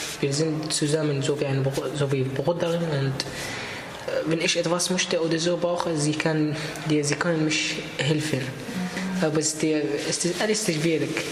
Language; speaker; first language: German; non-native, learner; Arabic